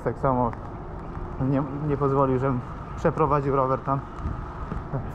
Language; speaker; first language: Polish; native; Polish